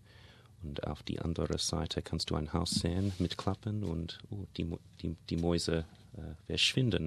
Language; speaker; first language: German; non-native, learner; English